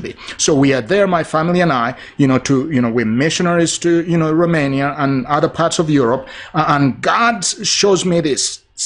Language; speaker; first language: English; non-native, local second language; Ganda